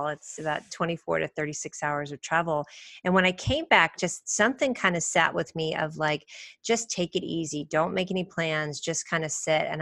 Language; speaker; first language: English; native; English